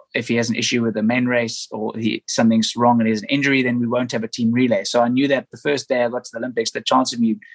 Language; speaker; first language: English; native; English